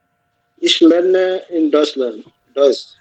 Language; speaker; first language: German; non-native, learner; Bangla